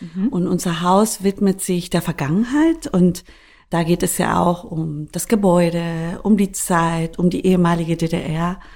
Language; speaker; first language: German; non-native, fluent; Spanish